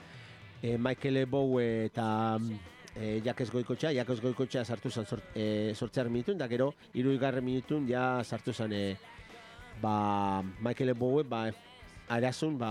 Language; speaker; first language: Basque; native; Basque